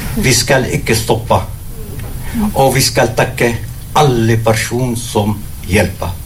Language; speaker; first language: Norwegian; non-native, learner; Arabic